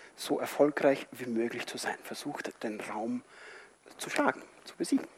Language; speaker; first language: German; non-native, fluent; Spanish